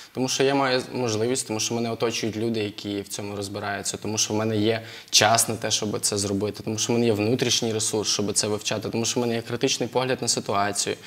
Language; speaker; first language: Ukrainian; non-native, local second language; Russian